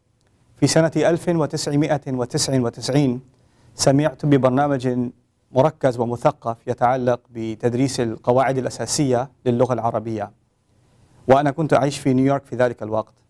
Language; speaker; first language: Arabic; non-native, fluent; Urdu